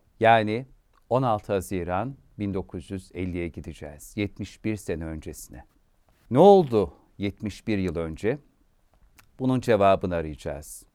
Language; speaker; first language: Turkish; native; Turkish